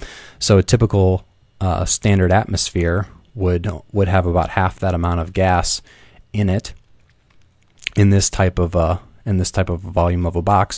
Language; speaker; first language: English; native; English